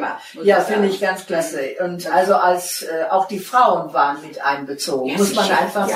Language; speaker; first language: German; native; German